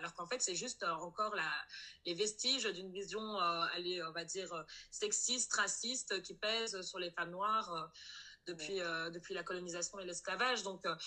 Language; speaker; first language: French; native; French